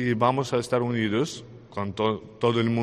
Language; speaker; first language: Spanish; non-native, learner; Ukrainian